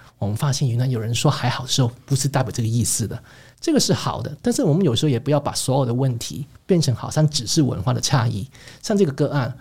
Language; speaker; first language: Chinese; non-native, local second language; Cantonese